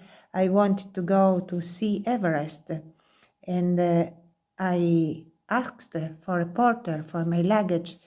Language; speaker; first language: English; non-native, learner; Italian